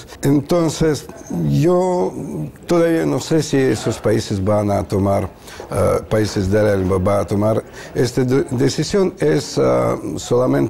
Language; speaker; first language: Spanish; non-native, fluent; Russian